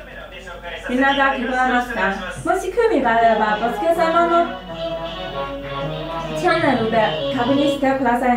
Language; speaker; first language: Japanese; non-native, learner; Chinese